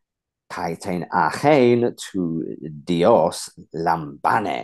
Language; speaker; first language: Greek; non-native, fluent; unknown